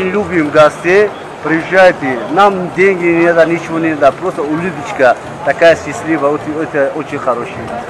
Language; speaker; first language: Russian; non-native, learner; Tajik